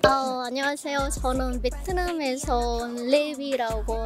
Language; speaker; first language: Korean; non-native, learner; Vietnamese